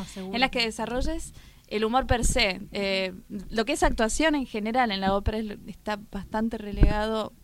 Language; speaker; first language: Spanish; native; Spanish